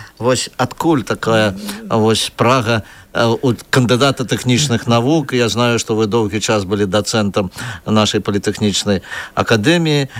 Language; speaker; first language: Belarusian; native; Belarusian